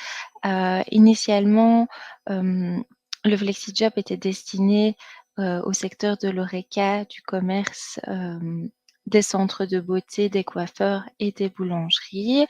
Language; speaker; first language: French; native; French